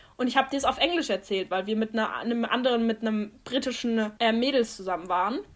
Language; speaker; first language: German; native; German